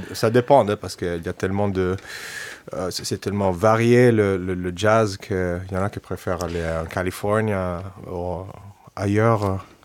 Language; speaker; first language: French; non-native, fluent; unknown